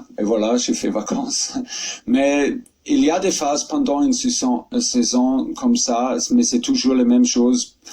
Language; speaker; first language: French; non-native, fluent; German